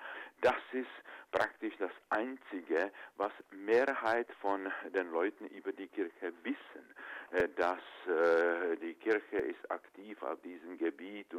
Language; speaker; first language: German; non-native, fluent; Czech